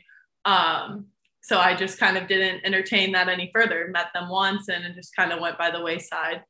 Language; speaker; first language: English; native; English